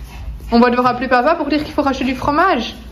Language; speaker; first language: French; native; French